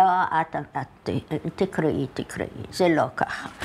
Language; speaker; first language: Hebrew; non-native, fluent; Polish